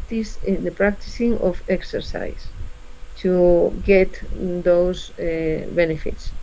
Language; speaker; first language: English; non-native, learner; Spanish